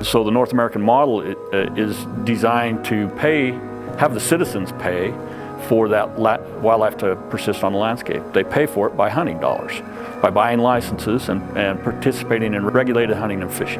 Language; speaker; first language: English; native; English